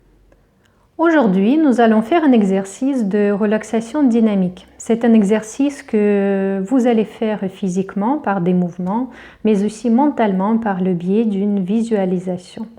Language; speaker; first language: French; native; French